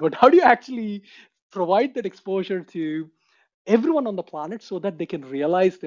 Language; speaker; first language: English; non-native, local second language; Telugu